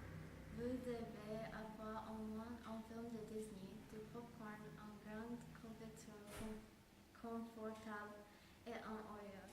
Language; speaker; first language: French; non-native, learner; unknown